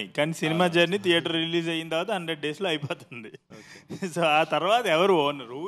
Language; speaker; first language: Telugu; native; Telugu